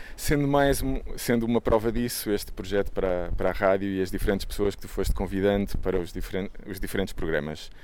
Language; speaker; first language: Portuguese; native; Portuguese